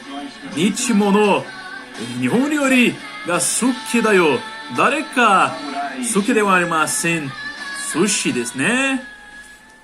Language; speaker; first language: Japanese; non-native, learner; Portuguese